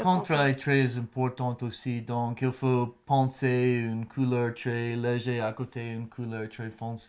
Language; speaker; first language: French; non-native, learner; English